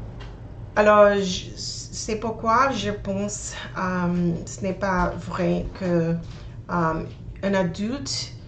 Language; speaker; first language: French; non-native, learner; English